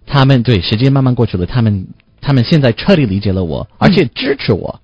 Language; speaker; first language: Chinese; non-native, learner; English